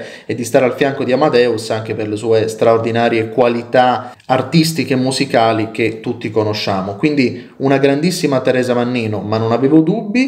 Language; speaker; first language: Italian; native; Italian